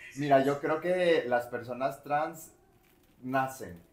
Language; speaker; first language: Spanish; native; Spanish